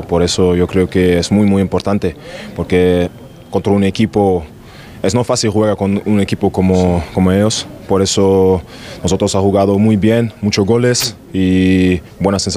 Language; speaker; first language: Spanish; non-native, fluent; German